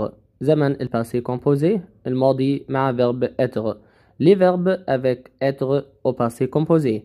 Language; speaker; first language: French; non-native, learner; Arabic